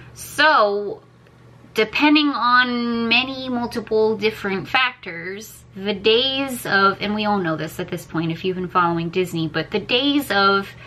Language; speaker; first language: English; native; English